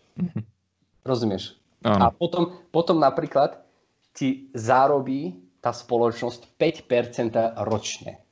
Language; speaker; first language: Slovak; early bilingual, heritage; Slovak